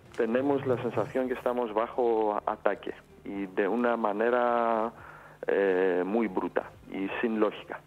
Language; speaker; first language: Spanish; non-native, fluent; Greek